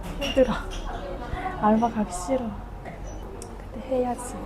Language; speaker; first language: Korean; non-native, learner; Vietnamese